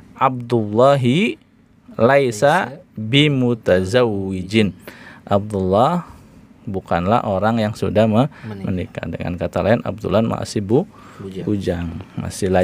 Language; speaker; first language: Indonesian; native; Indonesian